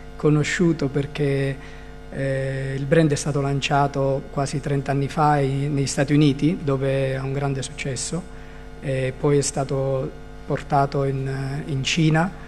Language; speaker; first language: Italian; native; Italian